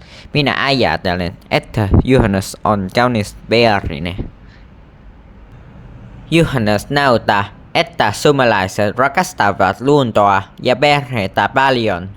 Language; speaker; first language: Finnish; non-native, learner; Vietnamese